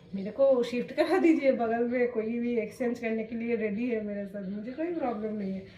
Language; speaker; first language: Hindi; non-native, local second language; Bangla